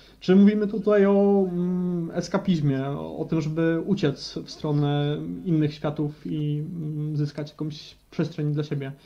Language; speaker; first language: Polish; native; Polish